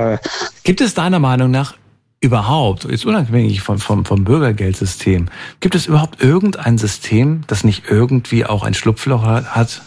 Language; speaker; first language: German; native; German